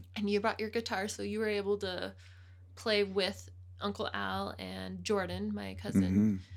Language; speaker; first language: English; native; English